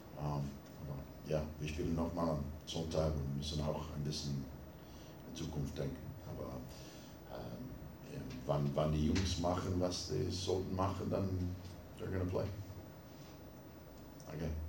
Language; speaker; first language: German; non-native, fluent; English